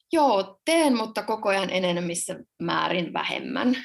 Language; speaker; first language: Finnish; native; Finnish